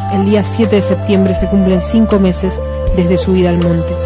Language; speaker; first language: Spanish; native; Spanish